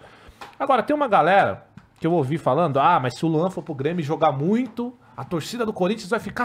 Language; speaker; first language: Portuguese; native; Portuguese